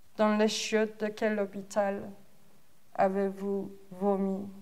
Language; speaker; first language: French; non-native, fluent; Persian